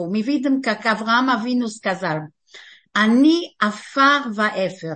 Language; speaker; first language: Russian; early bilingual, heritage; Russian